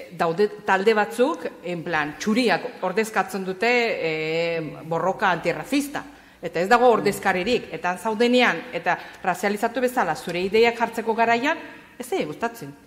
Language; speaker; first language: Basque; non-native, fluent; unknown